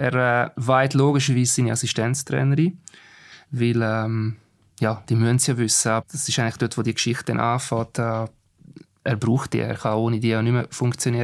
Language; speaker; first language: German; native; German